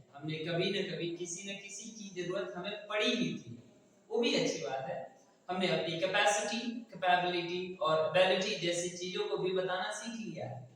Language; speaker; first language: Hindi; native; Hindi